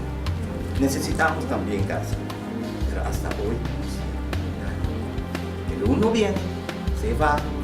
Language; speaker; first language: Spanish; non-native, fluent; Papiamento